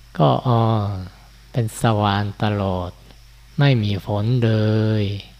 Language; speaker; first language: Thai; non-native, fluent; Japanese